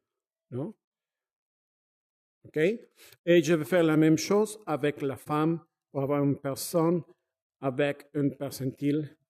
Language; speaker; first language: French; non-native, fluent; Spanish